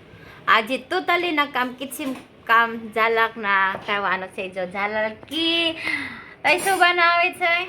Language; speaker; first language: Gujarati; non-native, learner; Filipino